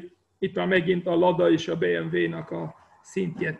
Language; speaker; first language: Hungarian; non-native, fluent; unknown